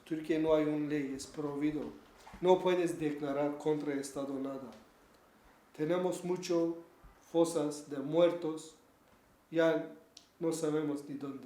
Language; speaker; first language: Spanish; non-native, learner; Kurdish